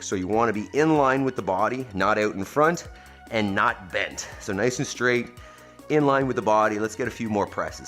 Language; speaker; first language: English; native; English